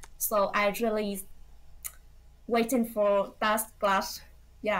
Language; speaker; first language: English; non-native, fluent; Vietnamese